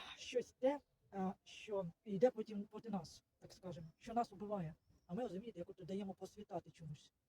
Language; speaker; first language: Ukrainian; non-native, local second language; Russian